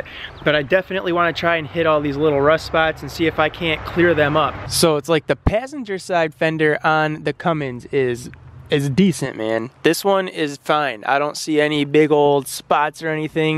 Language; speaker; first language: English; native; English